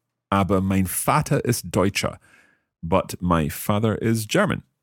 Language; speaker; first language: German; non-native, learner; English